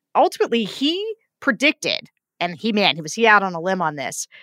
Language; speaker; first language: English; native; English